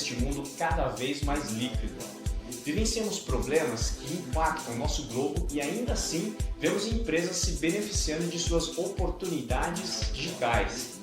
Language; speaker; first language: Portuguese; native; Portuguese